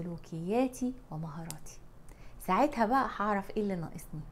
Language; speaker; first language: Arabic; native; Arabic